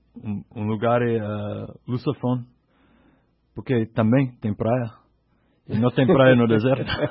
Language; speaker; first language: Portuguese; non-native, learner; English